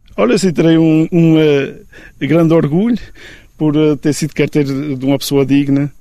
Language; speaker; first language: Portuguese; native; Portuguese